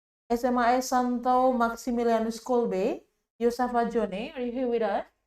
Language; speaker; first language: English; non-native, fluent; Indonesian